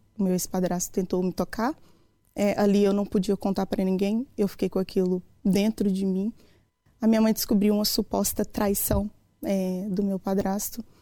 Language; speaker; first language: Portuguese; native; Portuguese